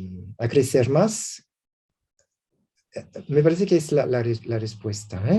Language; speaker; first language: Spanish; non-native, learner; French